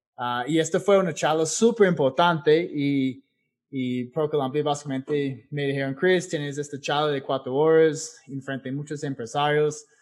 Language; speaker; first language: Spanish; non-native, fluent; English